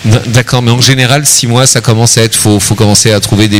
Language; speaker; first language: French; native; French